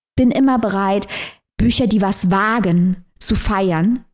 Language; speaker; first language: German; native; German